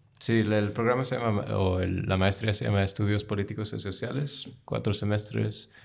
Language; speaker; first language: Spanish; non-native, fluent; English